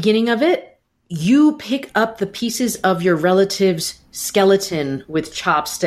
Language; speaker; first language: English; native; English